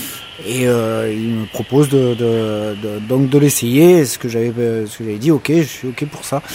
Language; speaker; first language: French; native; French